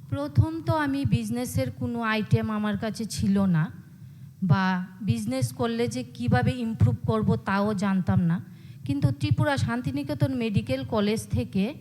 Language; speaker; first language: Bangla; native; Bangla